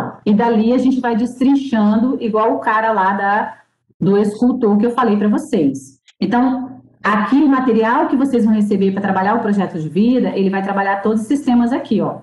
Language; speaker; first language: Portuguese; native; Portuguese